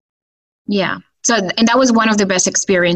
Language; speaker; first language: English; non-native, fluent; Spanish